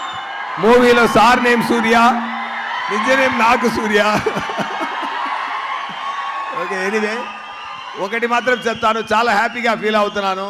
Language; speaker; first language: Telugu; non-native, learner; Tamil